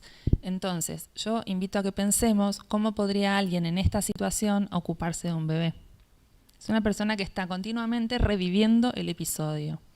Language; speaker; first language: Spanish; native; Spanish